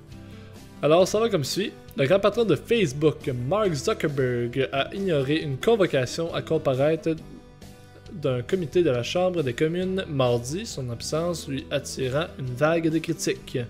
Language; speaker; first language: French; native; French